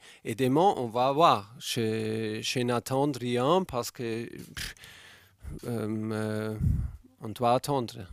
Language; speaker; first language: French; non-native, fluent; German